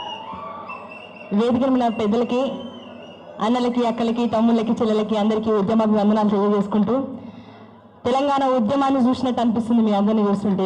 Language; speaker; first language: Telugu; native; Telugu